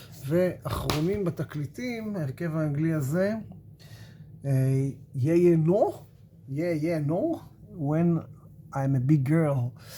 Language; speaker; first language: Hebrew; native; Hebrew